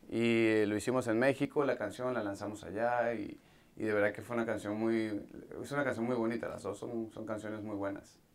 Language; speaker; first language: Spanish; native; Spanish